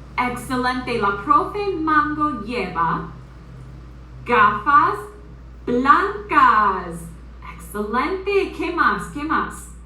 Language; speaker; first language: Spanish; non-native, fluent; English